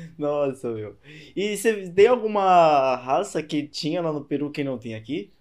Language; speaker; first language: Portuguese; native; Portuguese